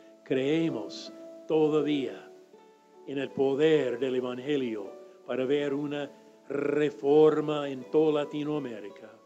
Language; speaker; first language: Spanish; non-native, fluent; English